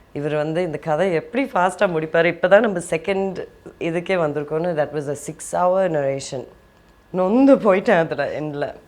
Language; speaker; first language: Tamil; early bilingual, heritage; Tamil